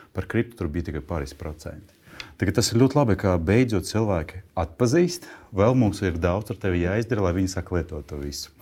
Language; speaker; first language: Latvian; non-native, local second language; Russian